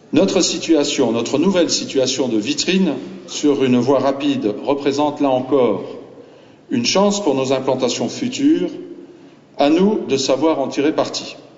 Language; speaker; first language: French; native; French